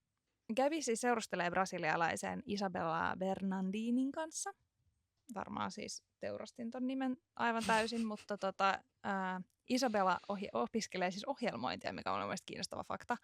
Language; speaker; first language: Finnish; native; Finnish